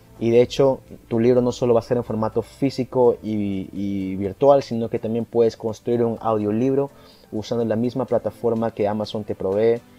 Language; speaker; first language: Spanish; native; Spanish